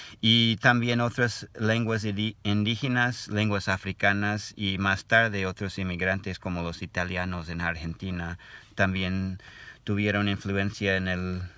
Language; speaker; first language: Spanish; non-native, learner; English